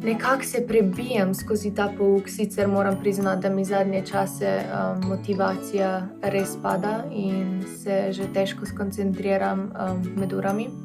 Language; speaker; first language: Slovenian; native; Slovenian